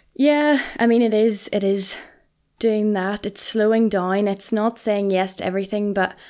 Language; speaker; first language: English; native; English